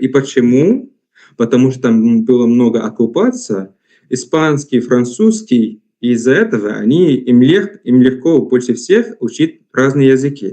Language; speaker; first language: Russian; non-native, fluent; Arabic